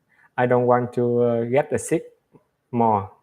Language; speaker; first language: English; non-native, learner; Vietnamese